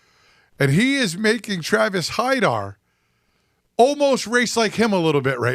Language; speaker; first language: English; native; English